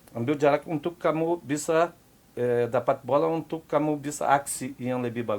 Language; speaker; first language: Indonesian; non-native, fluent; Portuguese